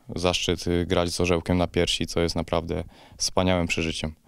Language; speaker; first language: Polish; native; Polish